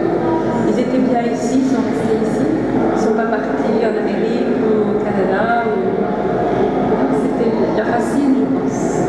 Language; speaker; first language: French; early bilingual, heritage; French